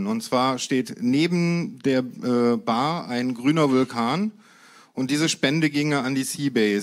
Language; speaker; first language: German; native; German